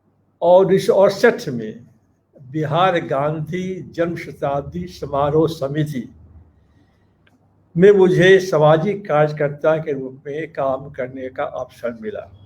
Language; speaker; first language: Hindi; native; Hindi